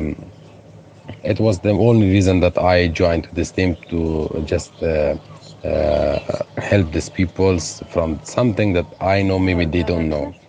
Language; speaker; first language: English; non-native, fluent; Persian